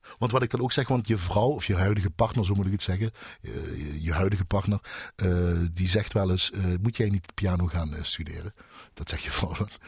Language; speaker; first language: Dutch; native; Dutch